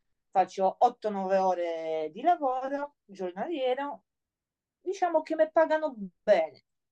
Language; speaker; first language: Italian; non-native, fluent; Polish